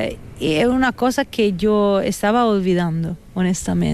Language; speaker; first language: Spanish; non-native, fluent; Italian